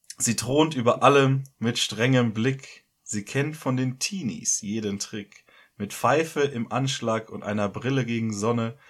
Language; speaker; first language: German; native; German